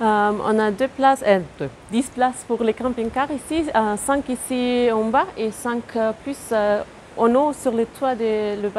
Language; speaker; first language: French; non-native, fluent; German